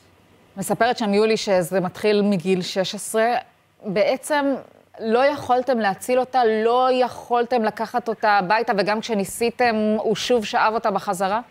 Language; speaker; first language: Hebrew; native; Hebrew